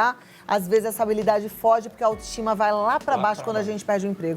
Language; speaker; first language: Portuguese; native; Portuguese